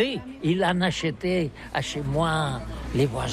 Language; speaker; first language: French; non-native, learner; Catalan